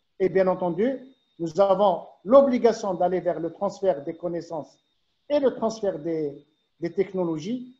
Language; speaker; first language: French; non-native, local second language; Arabic